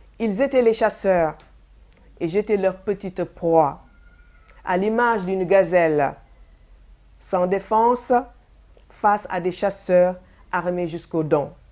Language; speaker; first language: French; non-native, local second language; Wolof